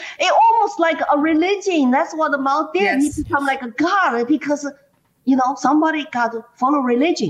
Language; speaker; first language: English; non-native, fluent; Chinese